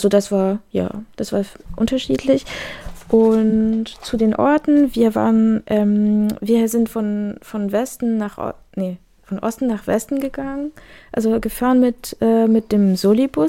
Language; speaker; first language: German; native; German